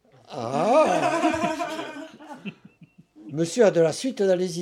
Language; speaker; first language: French; native; French